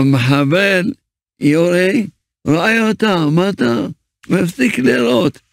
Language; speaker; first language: Hebrew; early bilingual, other home language; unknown